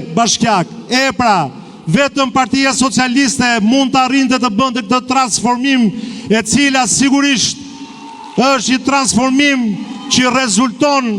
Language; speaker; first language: Albanian; native; Albanian